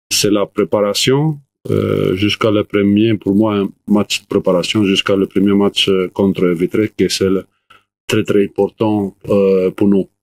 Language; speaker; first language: French; non-native, learner; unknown